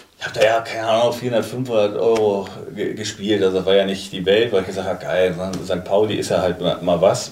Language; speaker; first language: German; native; German